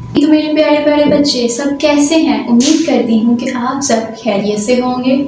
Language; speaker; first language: Urdu; non-native, local second language; Punjabi